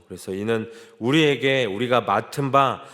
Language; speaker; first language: Korean; native; Korean